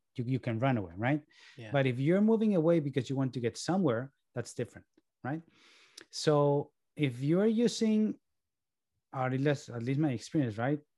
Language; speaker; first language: English; early bilingual, other home language; Spanish